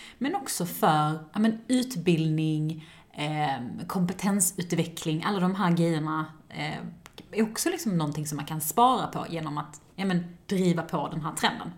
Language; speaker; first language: Swedish; early bilingual, other home language; Persian